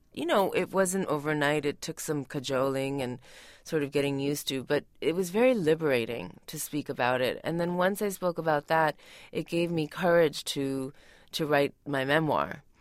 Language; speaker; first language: English; early bilingual, other home language; Tamil